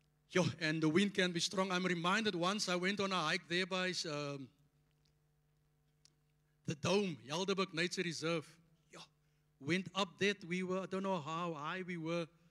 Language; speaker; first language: English; non-native, local second language; Afrikaans